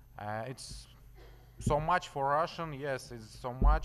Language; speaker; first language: English; non-native, learner; Russian